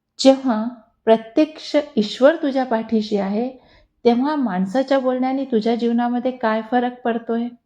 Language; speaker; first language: Marathi; non-native, local second language; Hindi